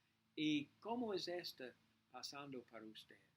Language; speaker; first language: Spanish; non-native, learner; English